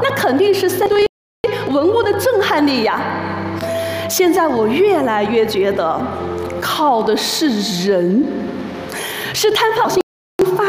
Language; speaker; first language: Chinese; native; Chinese